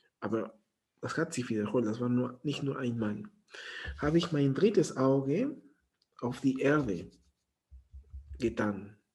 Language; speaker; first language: German; non-native, fluent; Spanish